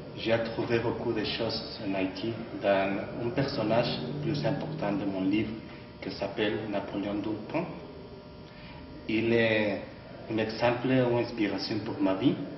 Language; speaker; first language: French; non-native, learner; Spanish